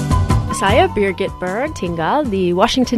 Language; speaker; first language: Indonesian; non-native, fluent; English